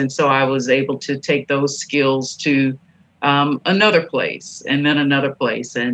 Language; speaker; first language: English; native; English